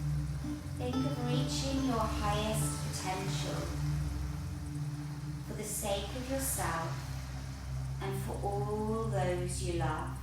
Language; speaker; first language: English; native; English